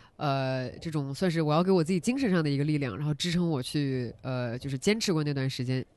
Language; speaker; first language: Chinese; native; Chinese